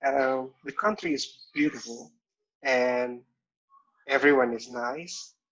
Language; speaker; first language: English; non-native, local second language; Indonesian